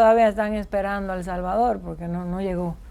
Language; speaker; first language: Spanish; native; Spanish